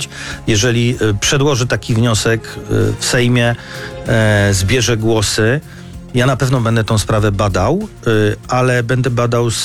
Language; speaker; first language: Polish; native; Polish